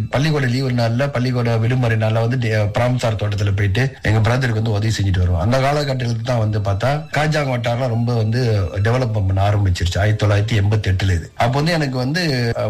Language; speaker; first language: Tamil; early bilingual, heritage; Tamil